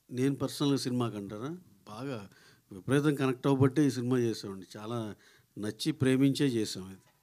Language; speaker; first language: Telugu; native; Telugu